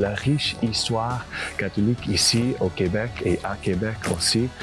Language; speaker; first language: French; non-native, fluent; English